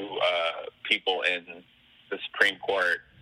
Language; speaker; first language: English; native; English